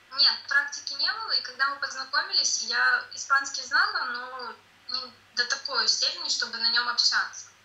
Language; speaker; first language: Russian; native; Russian